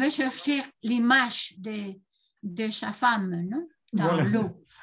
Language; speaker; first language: French; non-native, fluent; Spanish